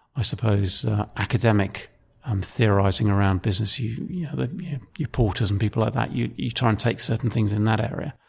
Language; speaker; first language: English; native; English